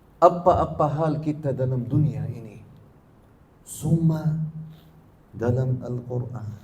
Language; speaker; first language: Malay; non-native, learner; Arabic